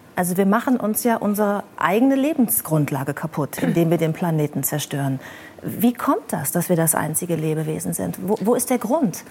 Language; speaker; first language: German; native; German